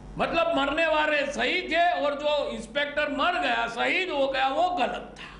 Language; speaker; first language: Hindi; non-native, local second language; Gujarati